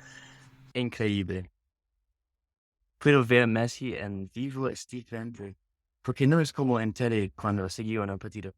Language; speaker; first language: Spanish; non-native, learner; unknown